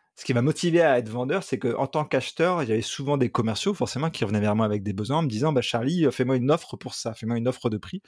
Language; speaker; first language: French; native; French